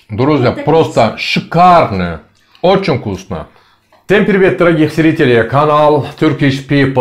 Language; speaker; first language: Russian; non-native, learner; Turkish